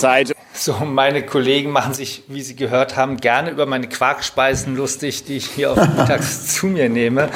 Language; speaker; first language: German; native; German